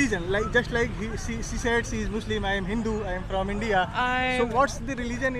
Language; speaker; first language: English; non-native, local second language; Hindi